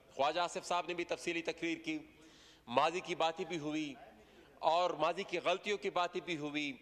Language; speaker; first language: Urdu; non-native, local second language; Pashto